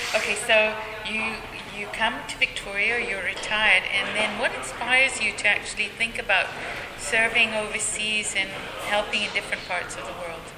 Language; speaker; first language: English; non-native, local second language; Ganda